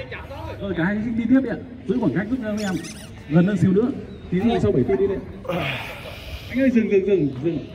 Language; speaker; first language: Vietnamese; native; Vietnamese